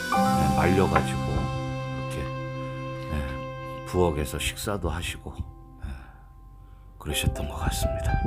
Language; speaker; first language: Korean; native; Korean